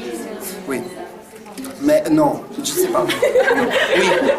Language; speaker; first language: French; non-native, fluent; Italian